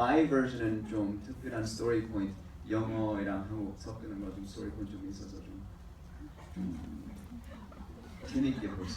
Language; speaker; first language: Korean; early bilingual, heritage; English